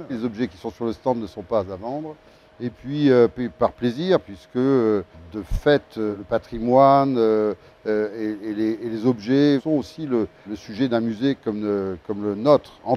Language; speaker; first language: French; native; French